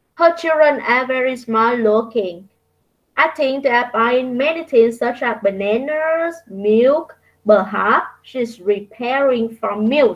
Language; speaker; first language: English; non-native, fluent; Vietnamese